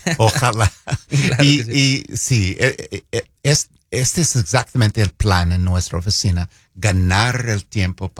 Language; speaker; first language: Spanish; non-native, fluent; English